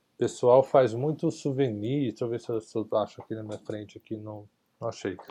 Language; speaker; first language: Portuguese; native; Portuguese